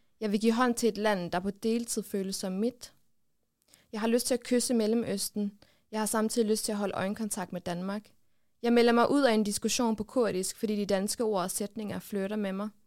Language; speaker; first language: Danish; early bilingual, other home language; Kurdish